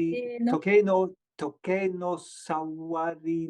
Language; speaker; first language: Japanese; non-native, learner; English